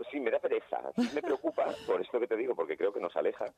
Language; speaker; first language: Spanish; native; Spanish